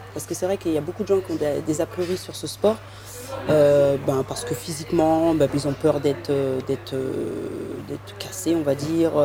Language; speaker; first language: French; native; French